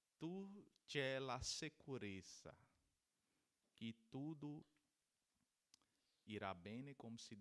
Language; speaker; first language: Italian; non-native, learner; Portuguese